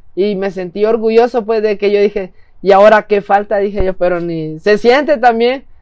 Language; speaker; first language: Spanish; native; Spanish